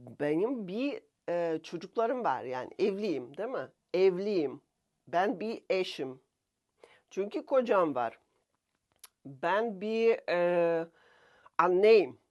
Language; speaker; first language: Turkish; non-native, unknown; Russian